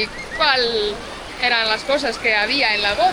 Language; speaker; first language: Spanish; non-native, fluent; Portuguese